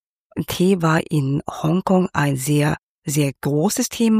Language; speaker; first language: German; non-native, fluent; Cantonese